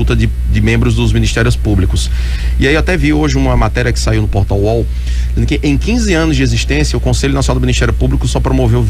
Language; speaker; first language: Portuguese; native; Portuguese